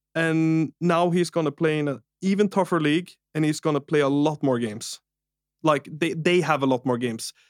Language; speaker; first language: English; non-native, fluent; Norwegian